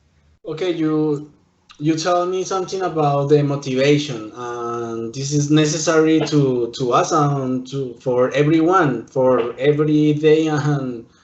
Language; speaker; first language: English; non-native, learner; Spanish